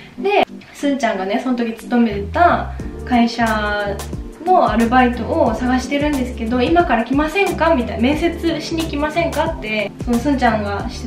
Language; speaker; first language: Japanese; native; Japanese